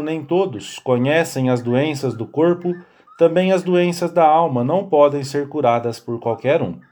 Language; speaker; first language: Portuguese; native; Portuguese